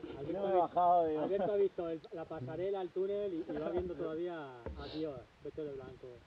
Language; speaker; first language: Spanish; native; Spanish